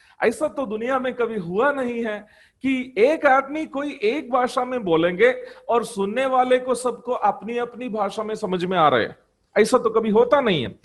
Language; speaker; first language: Hindi; non-native, local second language; Malayalam